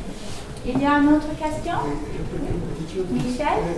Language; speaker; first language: French; early bilingual, heritage; English